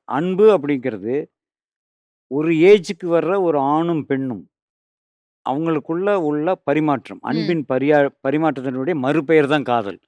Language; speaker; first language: Tamil; native; Tamil